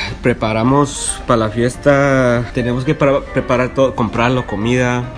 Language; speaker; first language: Spanish; early bilingual, heritage; Spanish